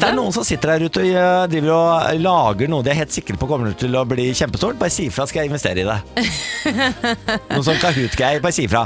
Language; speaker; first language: Norwegian; native; Norwegian